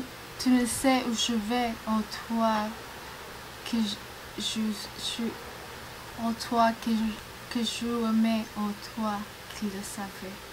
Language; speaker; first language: French; non-native, learner; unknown